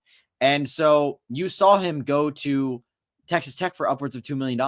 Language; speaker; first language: English; native; English